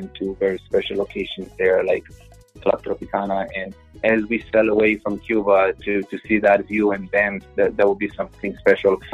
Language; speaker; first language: English; non-native, fluent; Hebrew